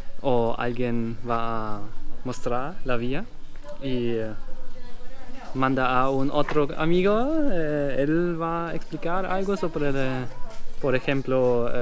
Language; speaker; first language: Spanish; non-native, learner; German